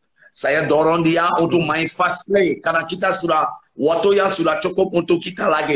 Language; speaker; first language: Indonesian; non-native, fluent; English